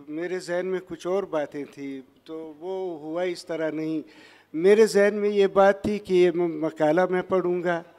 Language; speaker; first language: Urdu; non-native, local second language; Pashto